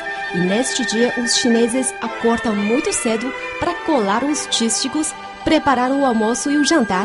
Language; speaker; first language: Portuguese; non-native, fluent; Chinese